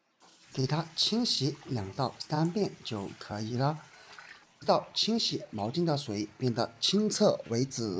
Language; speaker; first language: Chinese; native; Chinese